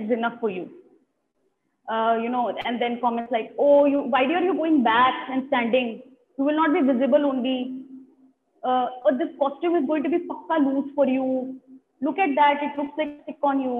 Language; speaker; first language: English; non-native, local second language; Tamil